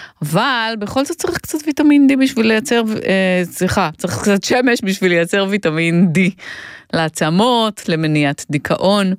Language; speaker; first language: Hebrew; native; Hebrew